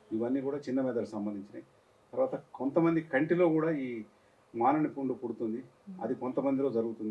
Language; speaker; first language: Telugu; native; Telugu